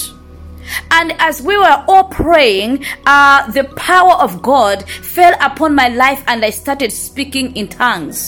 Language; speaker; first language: English; non-native, local second language; Nyanja